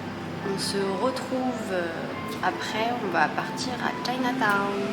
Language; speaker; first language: French; native; French